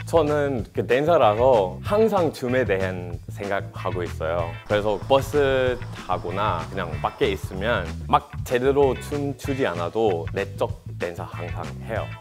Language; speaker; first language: Korean; non-native, fluent; English